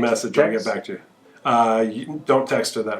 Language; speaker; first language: English; native; English